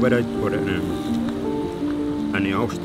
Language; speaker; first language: German; non-native, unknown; Chinese